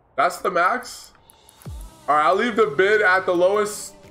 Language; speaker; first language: English; native; English